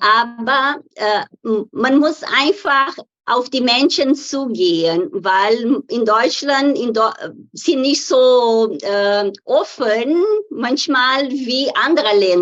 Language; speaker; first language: German; non-native, fluent; Portuguese